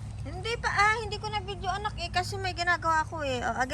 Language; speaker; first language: Filipino; non-native, local second language; Iloko